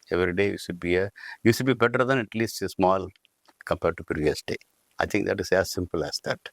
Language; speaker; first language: English; non-native, local second language; Tamil